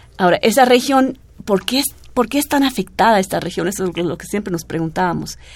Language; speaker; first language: Spanish; non-native, fluent; German